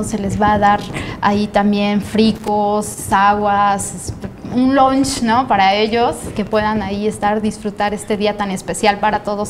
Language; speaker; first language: Spanish; native; Spanish